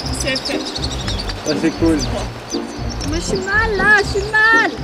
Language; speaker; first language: French; native; French